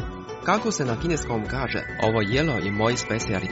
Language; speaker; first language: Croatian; non-native, fluent; Chinese